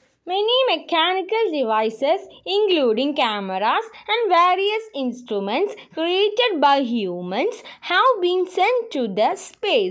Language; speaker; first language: English; non-native, local second language; Malayalam